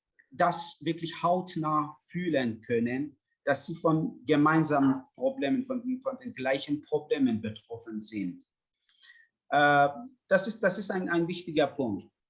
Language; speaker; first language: German; non-native, fluent; Persian